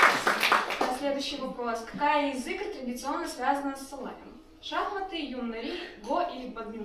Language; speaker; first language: Russian; native; Russian